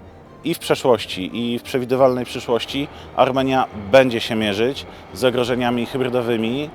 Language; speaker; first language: Polish; native; Polish